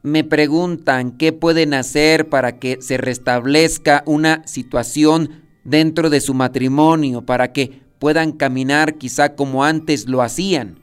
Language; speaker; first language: Spanish; native; Spanish